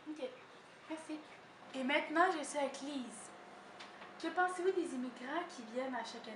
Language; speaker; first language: French; native; French